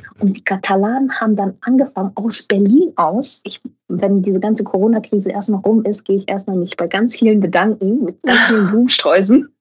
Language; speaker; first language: German; native; German